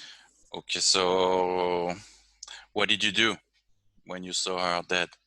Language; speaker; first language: English; non-native, fluent; French